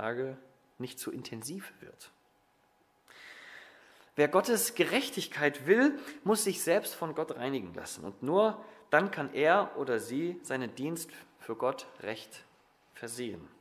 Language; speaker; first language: German; native; German